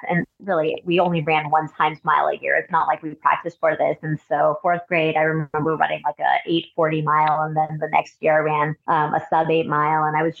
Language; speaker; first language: English; native; English